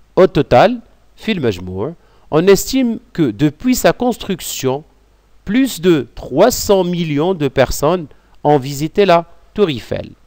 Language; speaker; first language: French; non-native, local second language; Arabic